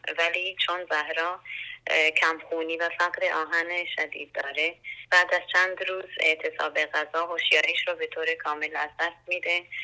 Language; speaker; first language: Persian; non-native, local second language; Central Kurdish